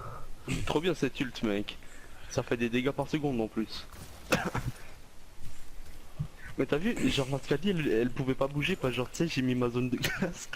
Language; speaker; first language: French; native; French